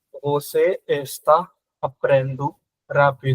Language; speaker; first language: Portuguese; non-native, learner; Hindi